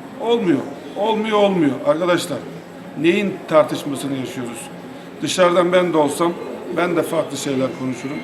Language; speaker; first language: Turkish; native; Turkish